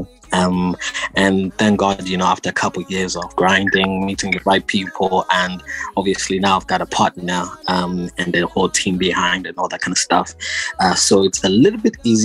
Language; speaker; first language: English; non-native, local second language; Shona